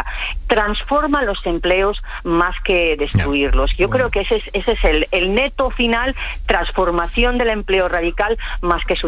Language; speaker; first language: Spanish; native; Spanish